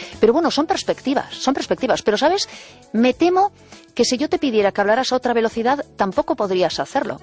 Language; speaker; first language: Spanish; native; Spanish